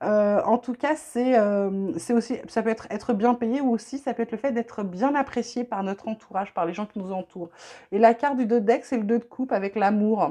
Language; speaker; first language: French; native; French